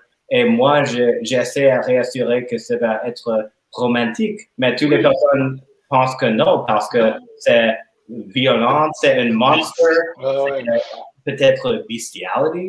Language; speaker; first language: French; non-native, learner; English